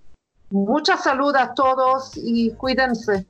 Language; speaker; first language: Spanish; non-native, fluent; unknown